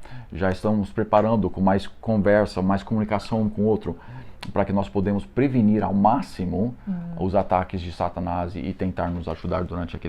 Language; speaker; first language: Portuguese; non-native, fluent; English